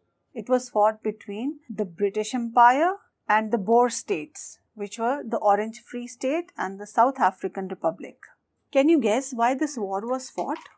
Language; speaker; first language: English; non-native, local second language; Hindi